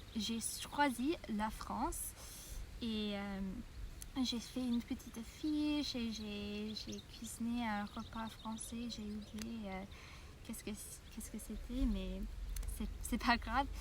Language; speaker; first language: French; non-native, fluent; English